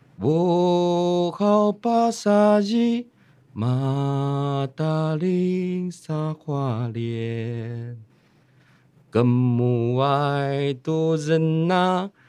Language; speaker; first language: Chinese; native; Chinese